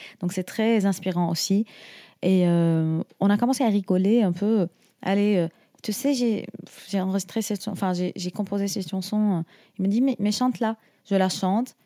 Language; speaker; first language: French; non-native, fluent; Arabic